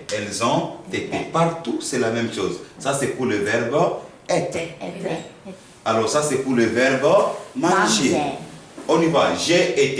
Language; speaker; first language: French; non-native, fluent; Korean